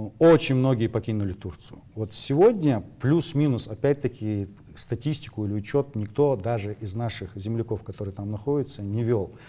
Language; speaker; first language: Russian; non-native, local second language; Ingush